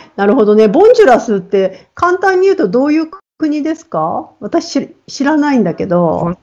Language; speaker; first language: Japanese; native; Japanese